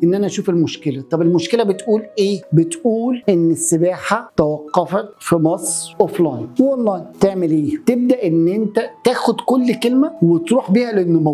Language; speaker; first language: Arabic; native; Arabic